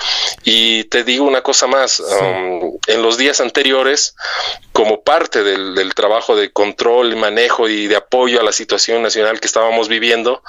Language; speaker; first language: Spanish; native; Spanish